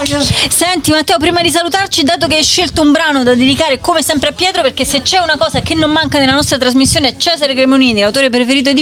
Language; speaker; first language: Italian; native; Italian